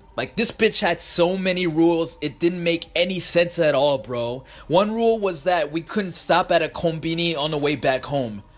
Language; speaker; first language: English; early bilingual, other home language; Japanese